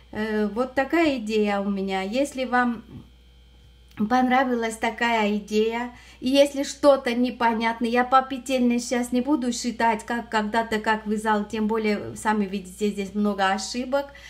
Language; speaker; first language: Russian; non-native, fluent; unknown